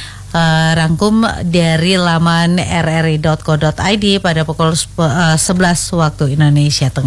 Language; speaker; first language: Indonesian; native; Indonesian